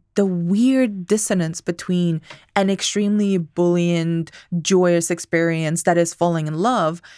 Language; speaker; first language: English; non-native, fluent; Spanish